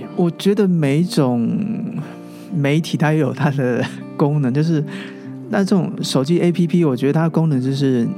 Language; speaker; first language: Chinese; native; Chinese